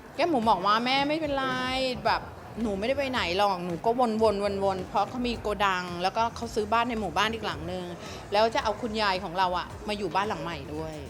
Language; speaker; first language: Thai; native; Thai